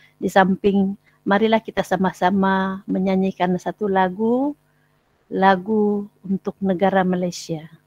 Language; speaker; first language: Malay; non-native, local second language; Central Dusun